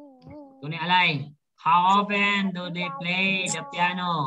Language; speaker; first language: English; non-native, fluent; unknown